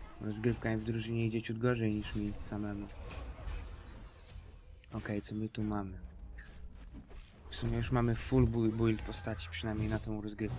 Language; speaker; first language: Polish; native; Polish